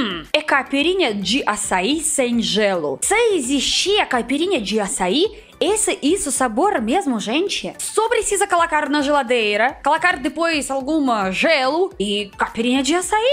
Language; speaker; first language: Portuguese; non-native, learner; Russian